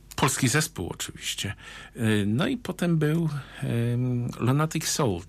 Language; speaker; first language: Polish; native; Polish